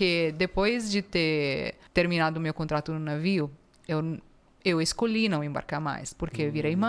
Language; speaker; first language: Portuguese; non-native, fluent; Italian